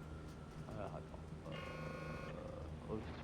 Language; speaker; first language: French; native; French